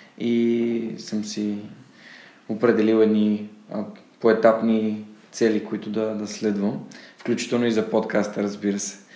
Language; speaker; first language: Bulgarian; native; Bulgarian